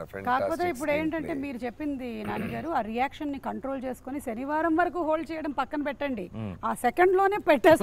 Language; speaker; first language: Telugu; native; Telugu